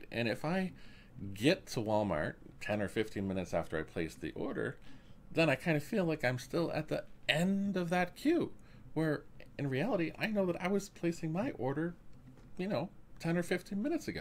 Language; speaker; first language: English; native; English